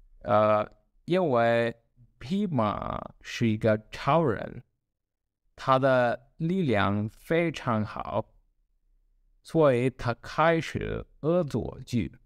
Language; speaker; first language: Chinese; non-native, learner; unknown